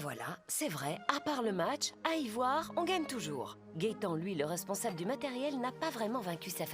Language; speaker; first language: French; native; French